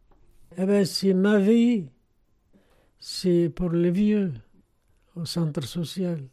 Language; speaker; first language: French; non-native, fluent; Arabic